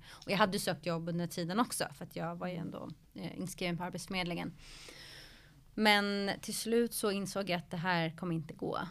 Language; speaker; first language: Swedish; early bilingual, other home language; Arabic